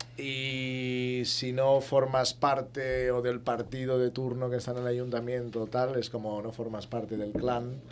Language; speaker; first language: Spanish; native; Spanish